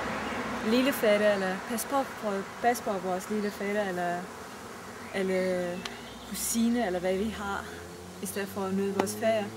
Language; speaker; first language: Danish; non-native, fluent; Romanian